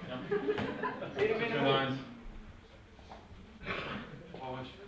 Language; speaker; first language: German; non-native, local second language; French